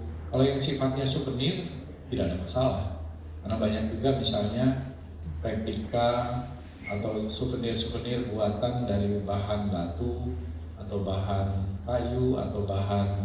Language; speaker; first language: Indonesian; native; Indonesian